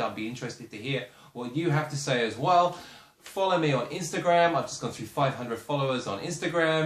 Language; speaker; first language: English; native; English